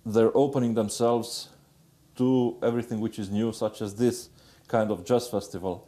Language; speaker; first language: English; non-native, fluent; Romanian